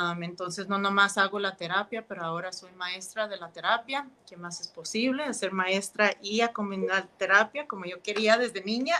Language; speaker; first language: Spanish; early bilingual, heritage; Spanish